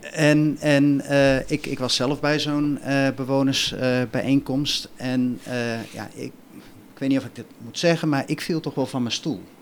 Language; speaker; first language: Dutch; native; Dutch